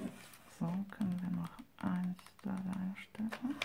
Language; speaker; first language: German; non-native, fluent; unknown